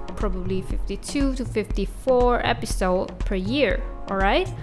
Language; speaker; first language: English; non-native, local second language; Chinese